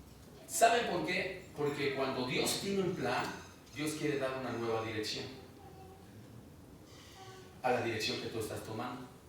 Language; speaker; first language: Spanish; native; Spanish